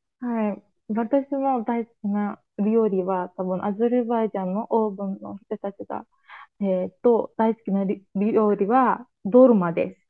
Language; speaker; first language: Japanese; non-native, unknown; Azerbaijani